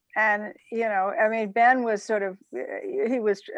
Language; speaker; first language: English; native; English